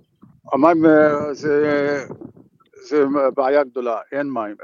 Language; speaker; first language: Hebrew; non-native, fluent; Arabic